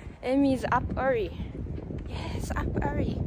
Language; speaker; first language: English; non-native, learner; Japanese